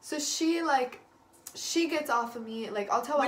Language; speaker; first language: English; native; English